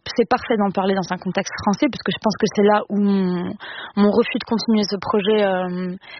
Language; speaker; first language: French; non-native, local second language; Arabic